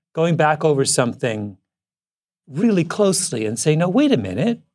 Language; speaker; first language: English; native; English